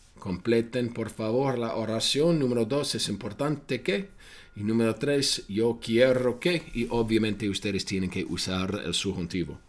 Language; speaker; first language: Spanish; non-native, fluent; English